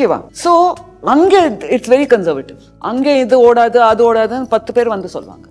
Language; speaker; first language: Tamil; early bilingual, heritage; Tamil